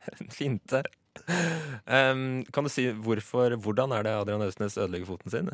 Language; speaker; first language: Norwegian; native; Norwegian